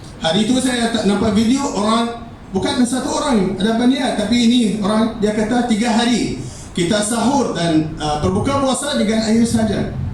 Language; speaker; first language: Malay; non-native, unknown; Arabic